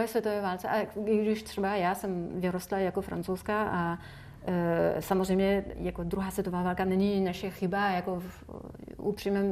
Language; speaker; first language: Czech; non-native, fluent; French